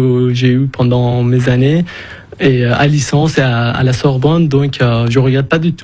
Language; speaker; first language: French; non-native, fluent; Persian